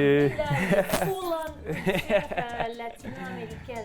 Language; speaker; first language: French; non-native, fluent; Spanish